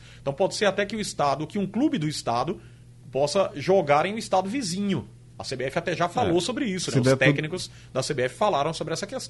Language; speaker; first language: Portuguese; native; Portuguese